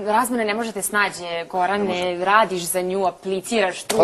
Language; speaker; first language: Serbian; native; Serbian